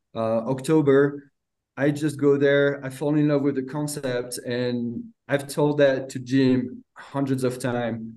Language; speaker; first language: English; non-native, fluent; French